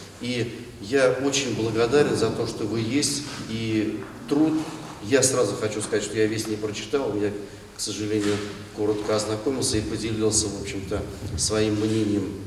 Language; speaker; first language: Russian; non-native, local second language; Tatar